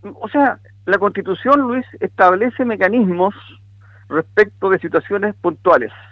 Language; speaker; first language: Spanish; native; Spanish